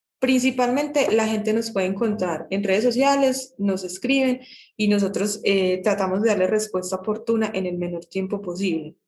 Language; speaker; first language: Spanish; native; Spanish